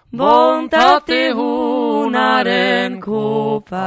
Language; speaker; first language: Basque; native; Basque